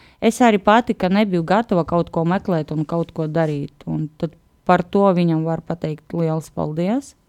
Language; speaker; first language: Latvian; non-native, local second language; Russian